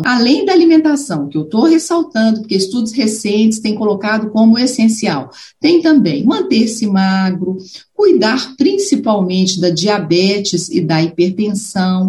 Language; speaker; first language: Portuguese; native; Portuguese